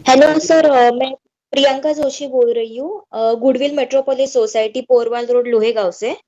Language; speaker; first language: Hindi; non-native, local second language; Marathi